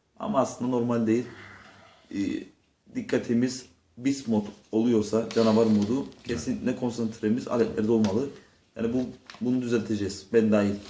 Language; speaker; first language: Turkish; native; Turkish